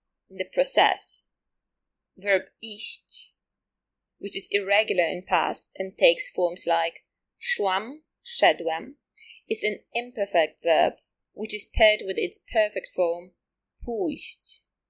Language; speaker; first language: English; non-native, fluent; Polish